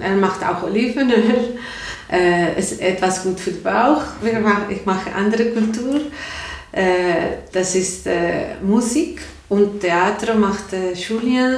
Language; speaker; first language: German; non-native, learner; Spanish